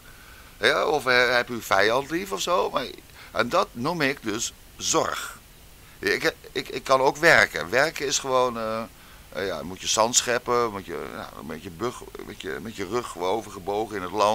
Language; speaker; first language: Dutch; native; Dutch